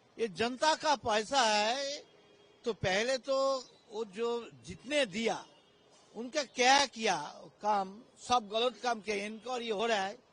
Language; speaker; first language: Hindi; non-native, local second language; Bangla